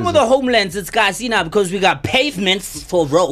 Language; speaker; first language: English; non-native, local second language; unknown